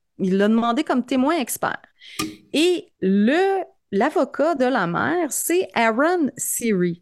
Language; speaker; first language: French; native; French